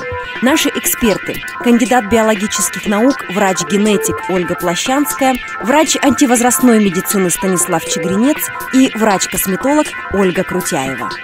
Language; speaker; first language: Russian; native; Russian